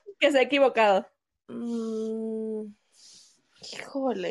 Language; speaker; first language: Spanish; native; Spanish